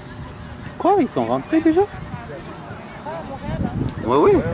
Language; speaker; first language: French; non-native, local second language; Malagasy